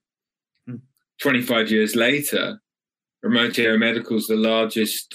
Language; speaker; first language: English; native; English